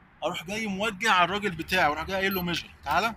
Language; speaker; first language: Arabic; native; Arabic